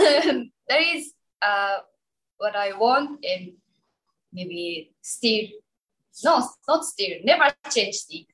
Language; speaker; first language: English; non-native, learner; Japanese